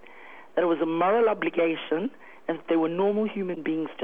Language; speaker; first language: English; native; English